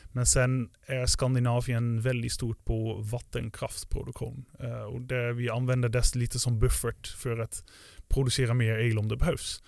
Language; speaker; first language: Swedish; non-native, fluent; Dutch